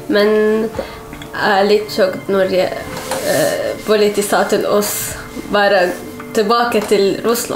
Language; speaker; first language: Norwegian; non-native, learner; Arabic